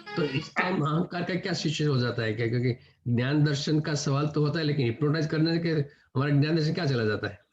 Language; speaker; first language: Hindi; non-native, local second language; Gujarati